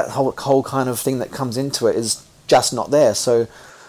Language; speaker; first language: English; native; English